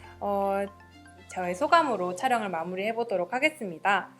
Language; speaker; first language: Korean; native; Korean